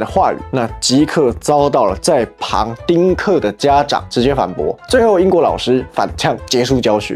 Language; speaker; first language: Chinese; native; Chinese